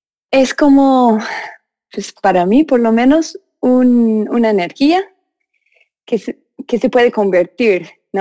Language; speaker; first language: Spanish; non-native, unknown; English